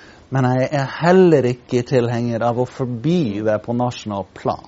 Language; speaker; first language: Norwegian; non-native, fluent; English